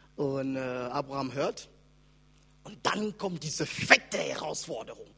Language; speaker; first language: German; native; German